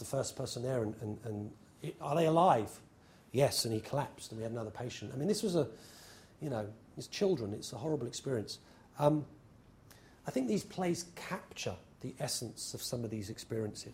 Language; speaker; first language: English; native; English